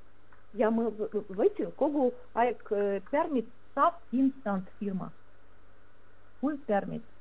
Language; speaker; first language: Estonian; non-native, learner; Russian